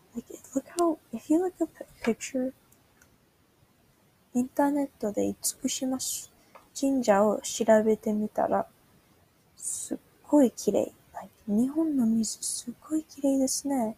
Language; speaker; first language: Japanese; early bilingual, heritage; Japanese